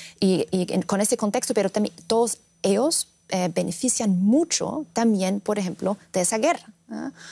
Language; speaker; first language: Spanish; non-native, fluent; Russian